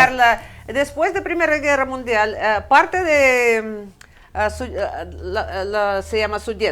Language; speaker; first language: Spanish; non-native, fluent; Russian